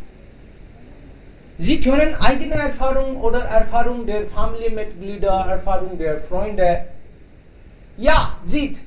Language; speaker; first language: German; non-native, fluent; Hindi